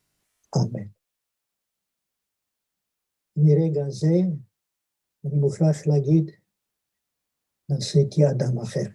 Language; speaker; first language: Hebrew; non-native, fluent; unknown